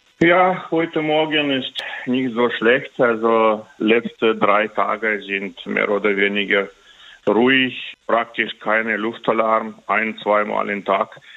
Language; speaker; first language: German; non-native, fluent; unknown